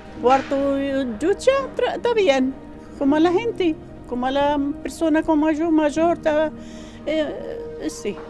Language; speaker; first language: Spanish; non-native, learner; Arabic